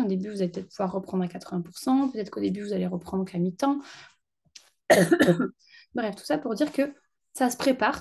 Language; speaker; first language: French; native; French